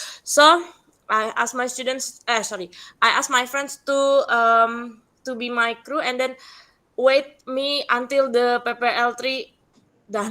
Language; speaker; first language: English; non-native, learner; Indonesian